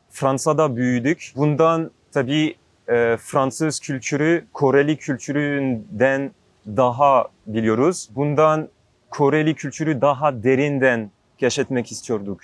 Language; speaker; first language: Turkish; non-native, learner; French